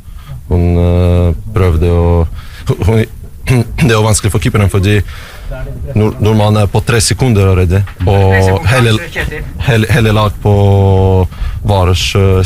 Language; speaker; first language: Norwegian; non-native, learner; Russian